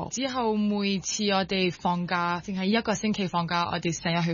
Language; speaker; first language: Cantonese; early bilingual, heritage; French